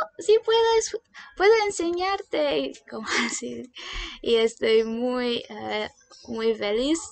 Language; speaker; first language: Spanish; non-native, learner; Indonesian